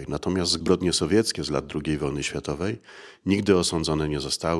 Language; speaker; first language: Polish; native; Polish